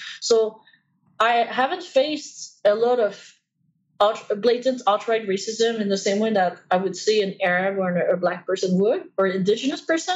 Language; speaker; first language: English; non-native, fluent; French